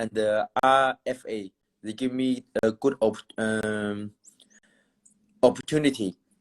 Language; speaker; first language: English; non-native, learner; Chinese